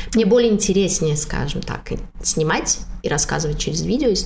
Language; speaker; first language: Russian; non-native, local second language; Tajik